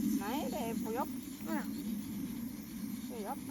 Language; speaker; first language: Swedish; non-native, learner; Thai